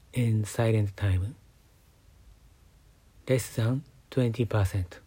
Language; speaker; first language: English; non-native, learner; Japanese